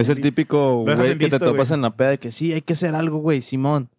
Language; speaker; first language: Spanish; native; Spanish